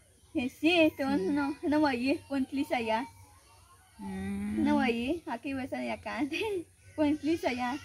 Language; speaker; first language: Spanish; non-native, local second language; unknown